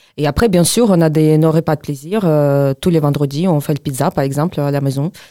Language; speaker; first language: French; non-native, fluent; Ukrainian